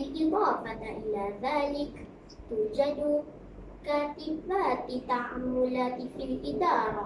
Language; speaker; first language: Arabic; non-native, learner; Malay